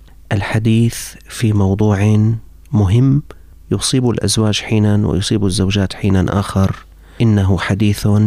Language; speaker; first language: Arabic; native; Arabic